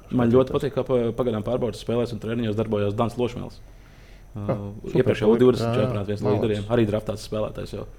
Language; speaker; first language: Latvian; native; Latvian